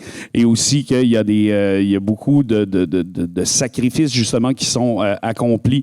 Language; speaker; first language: French; native; French